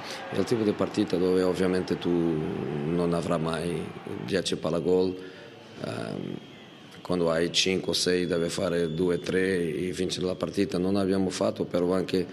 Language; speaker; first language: Italian; non-native, fluent; Portuguese